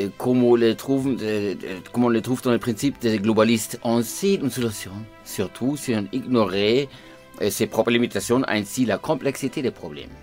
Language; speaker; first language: French; non-native, fluent; German